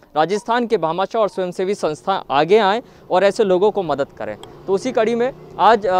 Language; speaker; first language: Hindi; native; Hindi